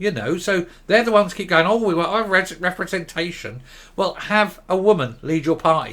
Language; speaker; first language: English; native; English